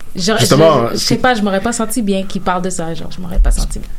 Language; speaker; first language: French; native; French